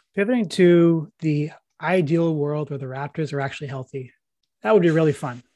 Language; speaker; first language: English; native; English